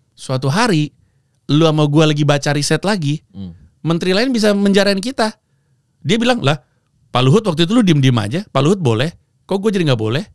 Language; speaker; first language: Indonesian; native; Indonesian